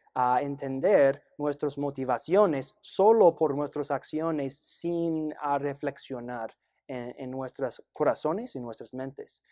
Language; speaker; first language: Spanish; non-native, fluent; English